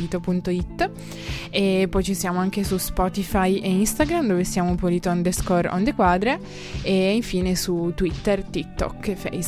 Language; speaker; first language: Italian; native; Italian